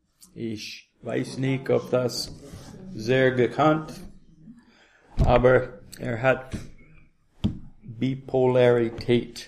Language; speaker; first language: German; non-native, learner; English